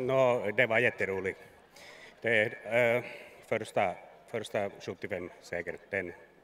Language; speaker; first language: Swedish; non-native, learner; Finnish